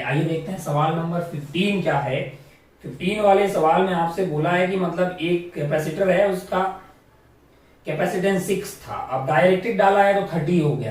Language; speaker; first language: Hindi; native; Hindi